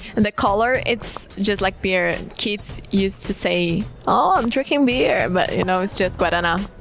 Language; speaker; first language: English; non-native, fluent; Portuguese